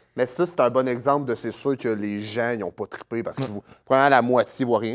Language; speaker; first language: French; native; French